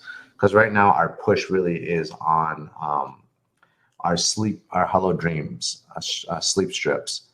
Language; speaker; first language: English; native; English